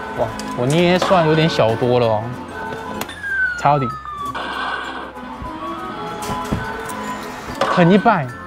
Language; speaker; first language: Chinese; native; Chinese